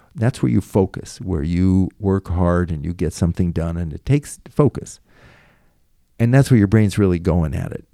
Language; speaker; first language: English; native; English